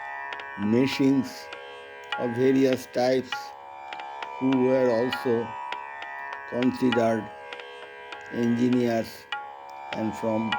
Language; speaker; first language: English; non-native, local second language; Bangla